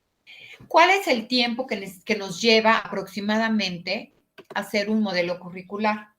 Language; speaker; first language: Spanish; native; Spanish